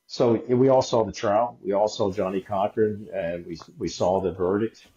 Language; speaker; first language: English; native; English